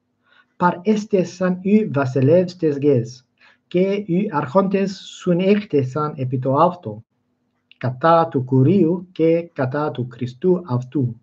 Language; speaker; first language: Greek; non-native, fluent; English